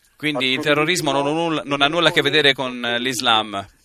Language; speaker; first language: Italian; non-native, fluent; Arabic